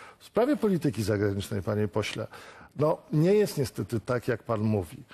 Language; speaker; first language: Polish; native; Polish